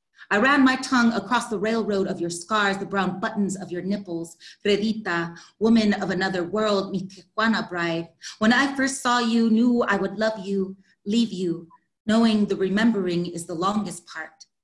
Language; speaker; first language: English; native; English